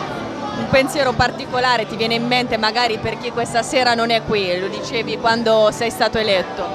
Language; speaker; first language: Italian; native; Italian